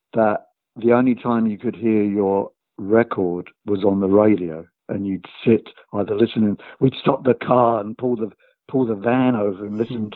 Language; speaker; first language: English; native; English